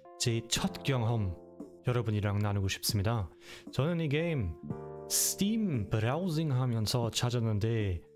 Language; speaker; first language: Korean; non-native, learner; German